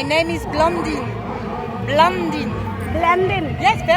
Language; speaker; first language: English; non-native, learner; French